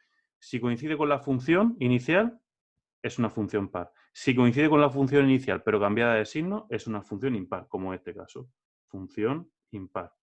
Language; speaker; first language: Spanish; native; Spanish